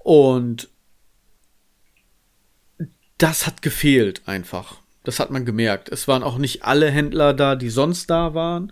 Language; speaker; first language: German; native; German